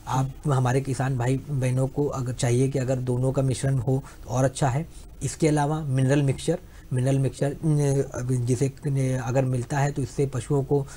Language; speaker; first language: Hindi; native; Hindi